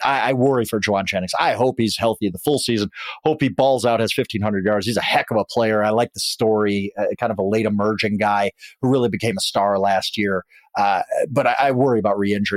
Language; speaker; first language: English; native; English